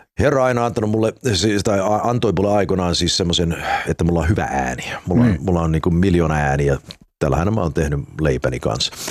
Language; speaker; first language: Finnish; early bilingual, heritage; Finnish